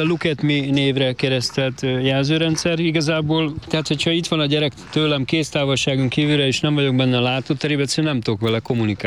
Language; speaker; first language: Hungarian; native; Hungarian